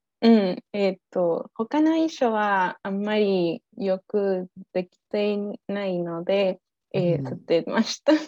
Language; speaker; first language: Japanese; non-native, learner; Spanish